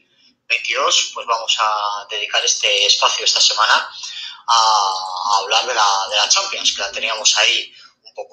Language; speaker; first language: Spanish; native; Spanish